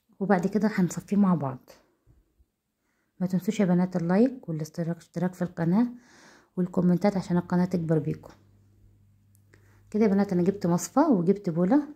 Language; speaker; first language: Arabic; native; Arabic